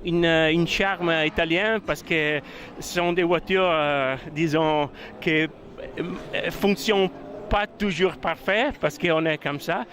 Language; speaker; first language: French; non-native, fluent; Italian